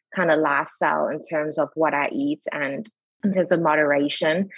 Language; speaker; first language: English; native; English